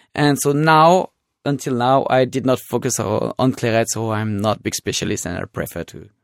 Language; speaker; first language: English; non-native, fluent; French